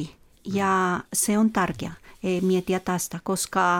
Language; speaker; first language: Finnish; non-native, fluent; Spanish